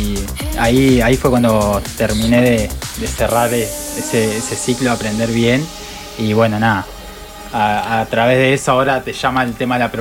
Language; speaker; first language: Spanish; native; Spanish